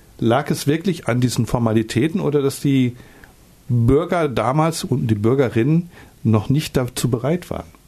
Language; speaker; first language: German; native; German